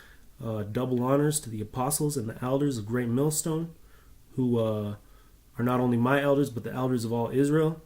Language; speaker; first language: English; native; English